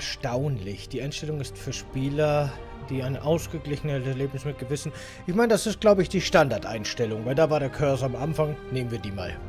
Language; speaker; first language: German; native; German